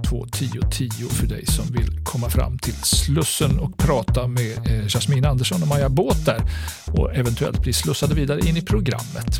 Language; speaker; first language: Swedish; native; Swedish